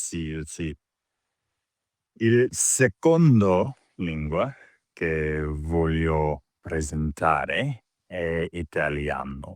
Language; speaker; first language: Italian; non-native, learner; English